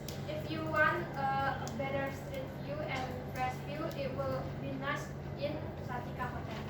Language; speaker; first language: English; non-native, learner; Indonesian